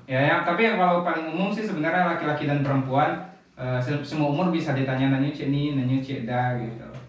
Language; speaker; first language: Indonesian; non-native, local second language; Minangkabau